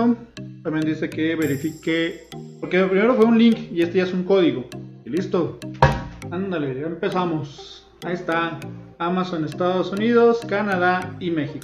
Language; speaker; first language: Spanish; native; Spanish